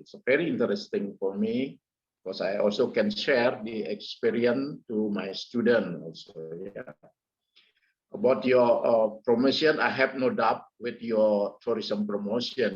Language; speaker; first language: English; non-native, fluent; Indonesian